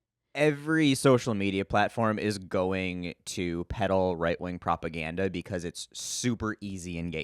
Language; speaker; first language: English; native; English